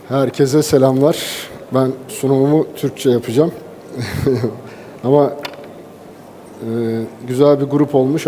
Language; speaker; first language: Turkish; native; Turkish